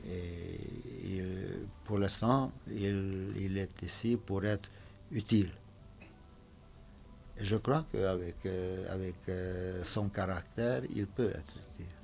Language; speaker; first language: French; non-native, fluent; Romanian